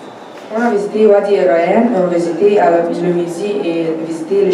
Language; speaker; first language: French; non-native, learner; Arabic